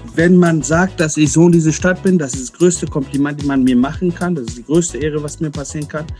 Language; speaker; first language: German; early bilingual, other home language; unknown